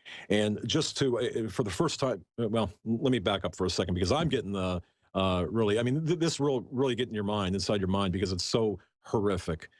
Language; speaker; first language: English; native; English